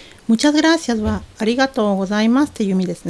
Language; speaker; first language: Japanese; non-native, fluent; Spanish